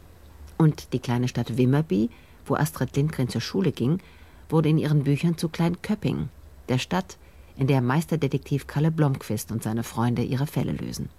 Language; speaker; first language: German; native; German